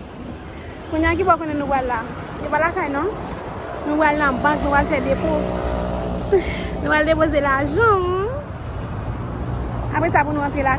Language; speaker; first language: French; non-native, learner; Haitian Creole